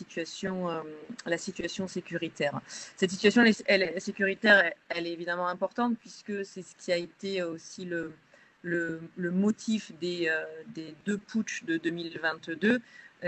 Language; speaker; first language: French; native; French